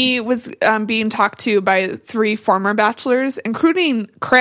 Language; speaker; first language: English; native; English